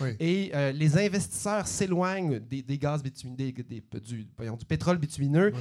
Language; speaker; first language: French; native; French